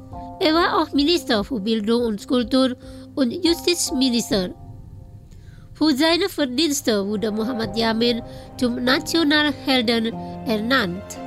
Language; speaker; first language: German; non-native, fluent; Indonesian